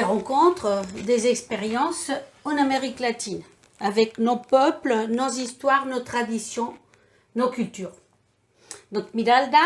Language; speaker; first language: French; non-native, fluent; Spanish